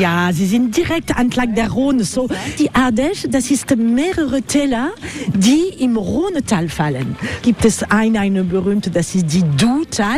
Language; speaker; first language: German; non-native, learner; French